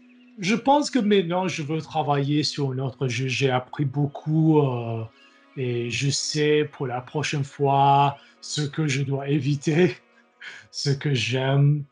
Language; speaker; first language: French; non-native, learner; English